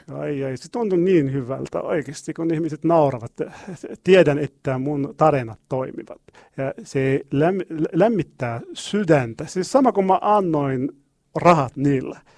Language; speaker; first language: Finnish; non-native, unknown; Arabic